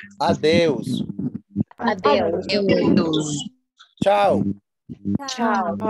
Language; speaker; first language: Portuguese; non-native, fluent; Spanish